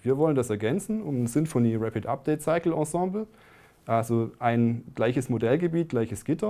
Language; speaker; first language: German; native; German